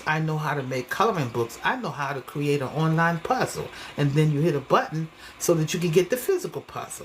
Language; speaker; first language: English; native; English